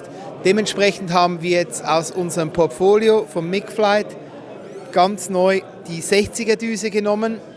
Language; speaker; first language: German; native; German